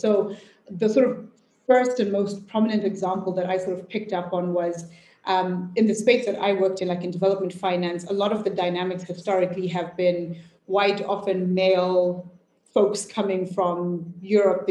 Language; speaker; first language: English; non-native, local second language; Shona